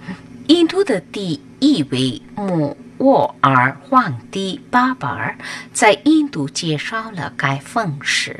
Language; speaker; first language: Chinese; non-native, fluent; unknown